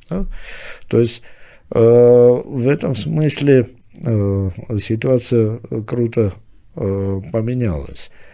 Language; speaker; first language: Russian; non-native, local second language; Armenian